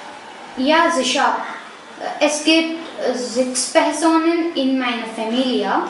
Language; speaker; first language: German; non-native, learner; Telugu